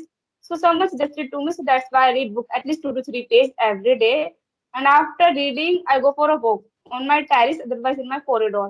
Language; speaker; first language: English; non-native, learner; Hindi